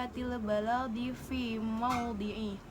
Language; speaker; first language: Arabic; non-native, learner; Indonesian